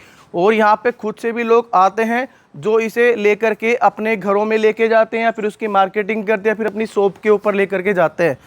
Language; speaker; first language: Hindi; native; Hindi